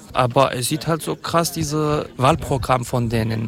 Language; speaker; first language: German; non-native, fluent; Kurdish